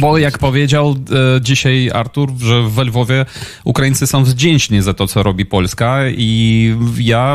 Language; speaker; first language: Polish; non-native, fluent; Ukrainian